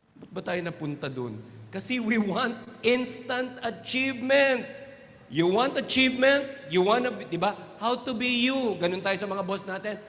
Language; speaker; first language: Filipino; non-native, local second language; Waray